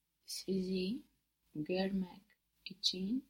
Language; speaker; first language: Turkish; non-native, learner; English